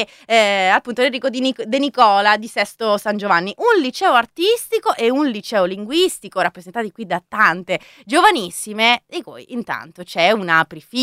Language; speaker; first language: Italian; native; Italian